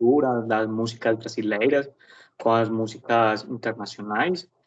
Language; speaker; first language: Portuguese; non-native, learner; Spanish